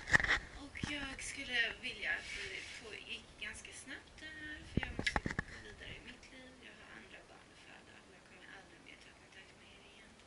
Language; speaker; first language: Swedish; non-native, fluent; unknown